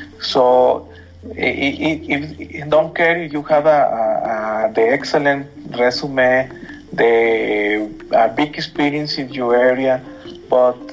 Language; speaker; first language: English; non-native, learner; Spanish